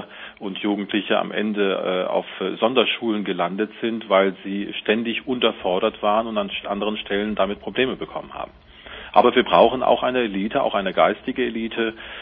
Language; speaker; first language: German; native; German